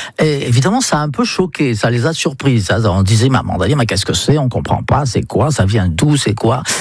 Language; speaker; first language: French; non-native, fluent; English